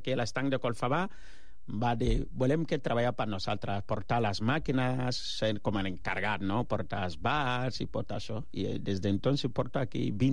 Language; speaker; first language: Catalan; non-native, fluent; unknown